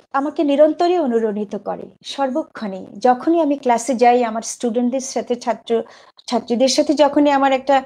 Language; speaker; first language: Bangla; native; Bangla